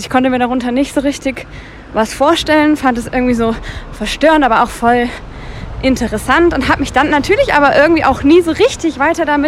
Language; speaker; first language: German; native; German